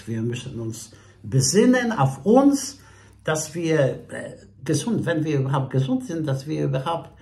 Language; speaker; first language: German; non-native, fluent; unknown